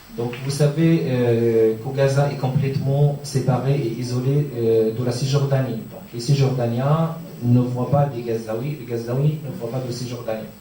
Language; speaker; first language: French; non-native, fluent; Arabic